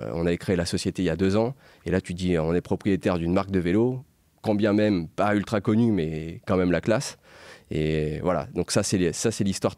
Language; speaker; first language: French; native; French